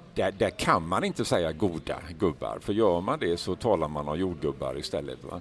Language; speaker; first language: Swedish; native; Swedish